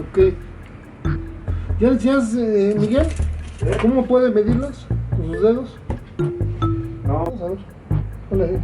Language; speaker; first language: Spanish; native; Spanish